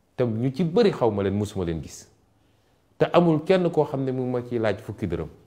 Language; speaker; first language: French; non-native, local second language; Wolof